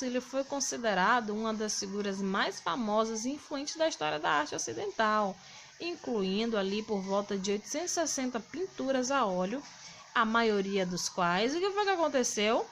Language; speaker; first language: Portuguese; native; Portuguese